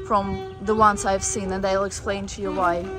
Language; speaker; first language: English; non-native, fluent; Russian